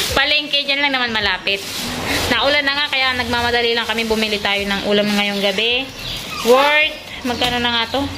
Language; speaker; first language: Filipino; non-native, local second language; Bikol